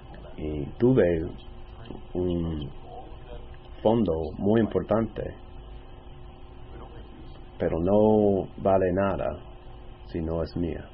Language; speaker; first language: Spanish; non-native, fluent; English